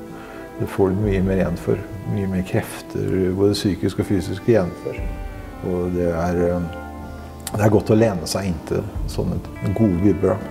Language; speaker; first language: Norwegian; native; Norwegian